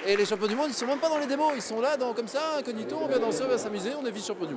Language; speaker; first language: French; native; French